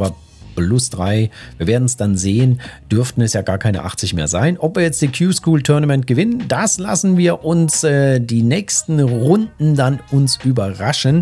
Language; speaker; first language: German; native; German